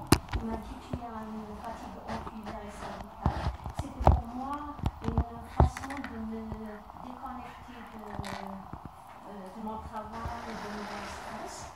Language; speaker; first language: French; non-native, local second language; Arabic